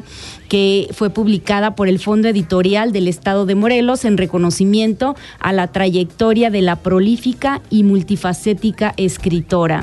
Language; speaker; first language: Spanish; native; Spanish